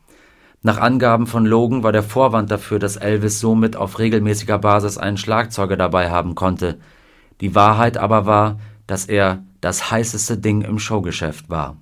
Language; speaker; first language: German; native; German